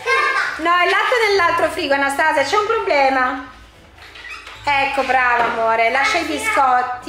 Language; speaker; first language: Italian; native; Italian